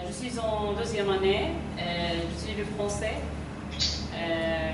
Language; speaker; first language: French; non-native, learner; Arabic